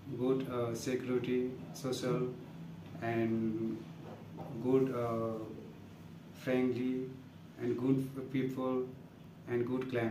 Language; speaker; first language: English; non-native, learner; Nepali